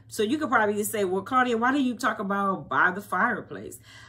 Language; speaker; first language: English; native; English